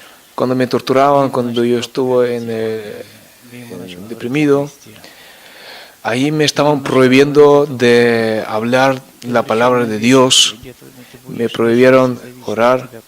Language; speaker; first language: Spanish; non-native, fluent; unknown